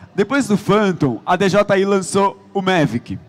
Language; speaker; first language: Portuguese; native; Portuguese